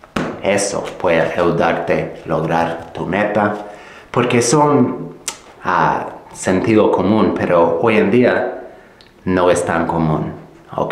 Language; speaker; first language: Spanish; non-native, fluent; English